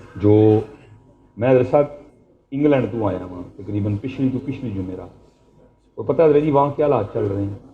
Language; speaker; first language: Urdu; non-native, local second language; Northern Hindko